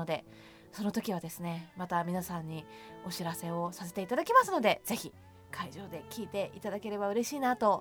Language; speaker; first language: Japanese; native; Japanese